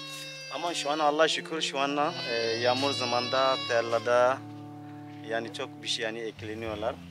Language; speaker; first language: Turkish; non-native, learner; Hausa